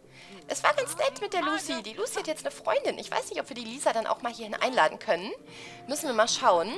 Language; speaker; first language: German; native; German